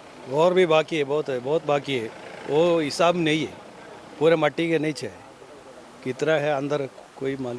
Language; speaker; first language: Hindi; non-native, local second language; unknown